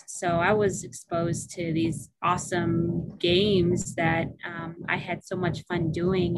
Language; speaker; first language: English; native; English